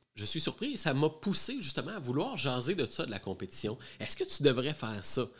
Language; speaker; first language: French; native; French